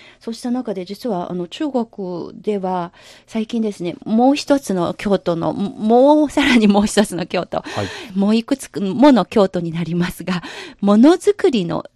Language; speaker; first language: Japanese; non-native, fluent; Chinese